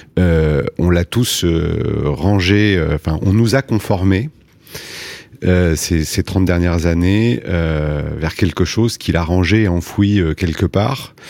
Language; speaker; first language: French; native; French